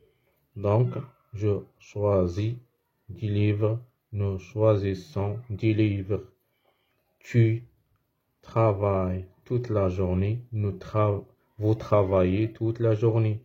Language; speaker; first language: French; non-native, fluent; Arabic